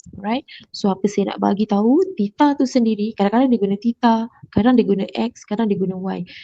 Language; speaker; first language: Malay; native; Malay